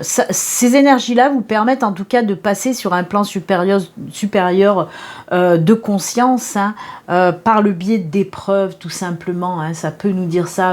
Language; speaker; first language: French; native; French